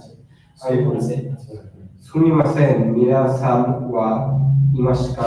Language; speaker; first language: Japanese; non-native, learner; Bangla